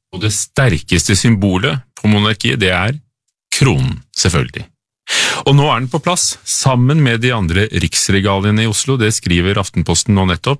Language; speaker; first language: Norwegian; native; Norwegian